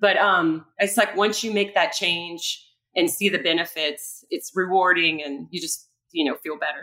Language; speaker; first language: English; native; English